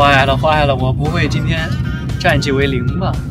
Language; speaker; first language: Chinese; native; Chinese